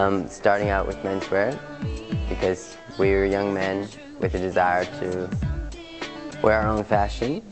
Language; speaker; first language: English; native; English